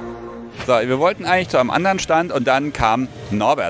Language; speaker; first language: German; native; German